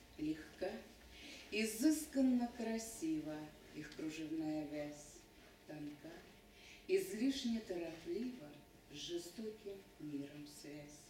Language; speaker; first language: Russian; native; Russian